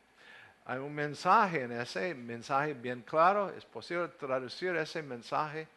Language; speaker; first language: Spanish; non-native, learner; English